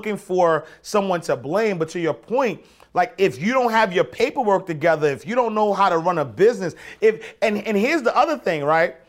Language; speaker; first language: English; native; English